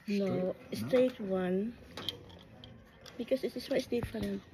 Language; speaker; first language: English; non-native, learner; Filipino